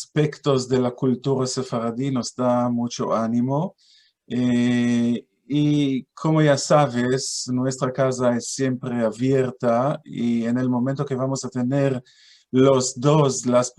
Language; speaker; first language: Spanish; non-native, fluent; Hebrew